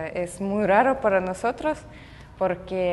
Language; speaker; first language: Portuguese; non-native, learner; Russian